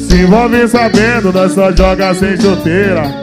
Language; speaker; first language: Portuguese; native; Portuguese